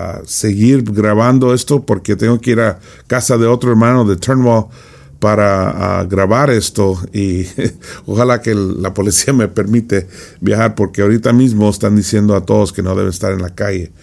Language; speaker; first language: Spanish; non-native, fluent; English